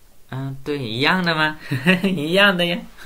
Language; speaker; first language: Chinese; native; Chinese